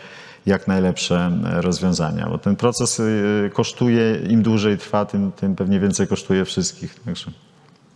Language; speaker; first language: Polish; native; Polish